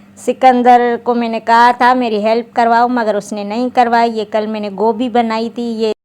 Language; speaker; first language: Urdu; non-native, local second language; Sindhi